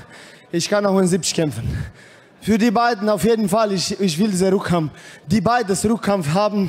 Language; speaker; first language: German; non-native, fluent; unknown